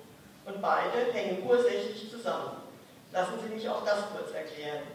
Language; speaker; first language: German; native; German